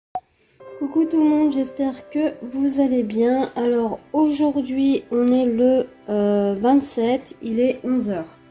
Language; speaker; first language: French; native; French